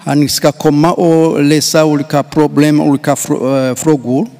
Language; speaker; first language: Swedish; non-native, fluent; Rundi